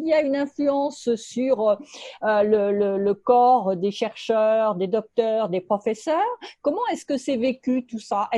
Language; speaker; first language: French; native; French